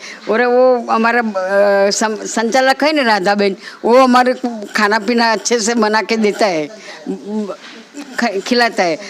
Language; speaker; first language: Hindi; non-native, local second language; Gujarati